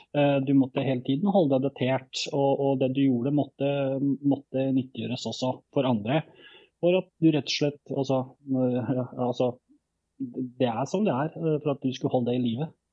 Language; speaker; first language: Norwegian; early bilingual, other home language; Bosnian